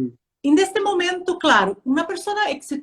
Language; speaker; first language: Spanish; non-native, fluent; Portuguese